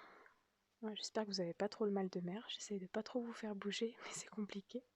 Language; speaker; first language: French; native; French